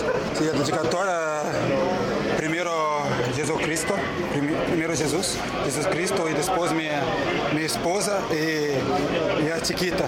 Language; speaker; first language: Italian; non-native, learner; Portuguese